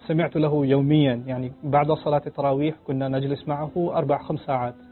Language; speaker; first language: Arabic; non-native, fluent; Urdu